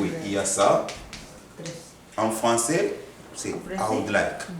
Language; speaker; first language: French; non-native, fluent; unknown